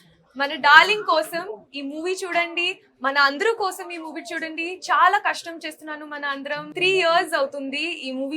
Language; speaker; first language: Telugu; non-native, learner; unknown